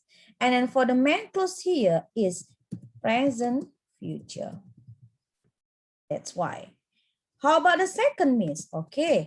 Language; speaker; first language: English; non-native, fluent; Indonesian